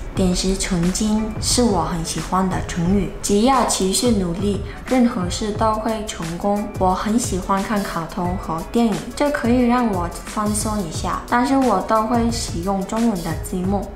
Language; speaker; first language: Chinese; non-native, fluent; Mongolian